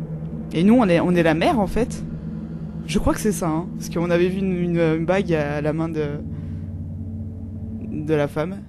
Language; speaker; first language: French; native; French